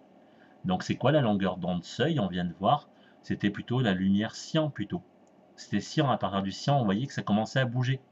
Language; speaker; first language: French; native; French